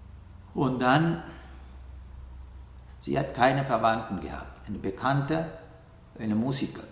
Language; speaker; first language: German; non-native, learner; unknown